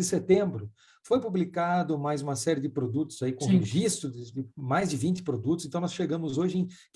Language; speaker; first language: Portuguese; native; Portuguese